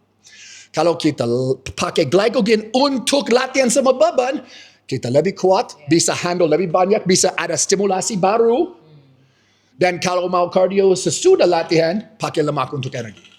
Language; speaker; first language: Indonesian; non-native, fluent; English